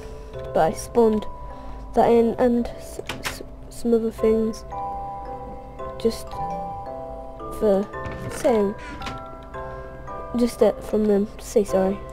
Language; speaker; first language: English; native; English